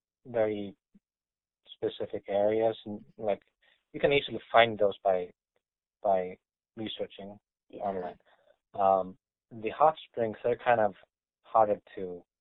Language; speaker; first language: English; non-native, fluent; Icelandic